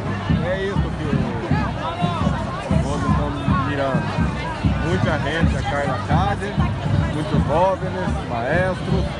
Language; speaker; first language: Portuguese; non-native, learner; Spanish